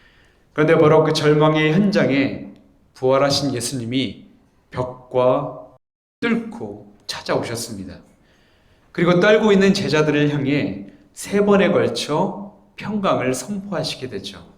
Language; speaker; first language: Korean; native; Korean